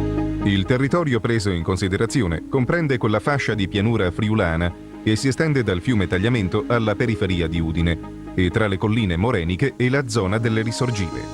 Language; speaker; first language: Italian; native; Italian